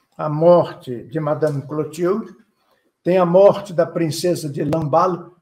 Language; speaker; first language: Portuguese; native; Portuguese